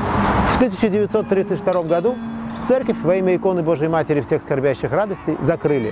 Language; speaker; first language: Russian; native; Russian